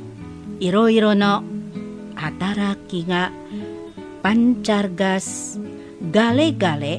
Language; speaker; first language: Japanese; non-native, learner; Indonesian